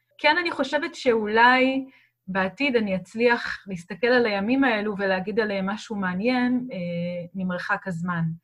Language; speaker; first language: Hebrew; native; Hebrew